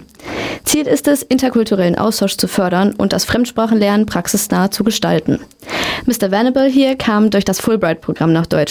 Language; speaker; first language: German; native; German